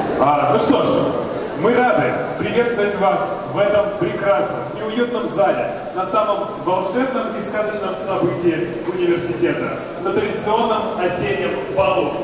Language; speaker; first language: Russian; native; Russian